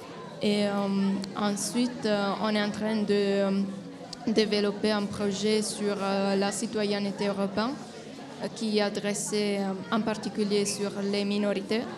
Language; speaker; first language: French; non-native, fluent; Italian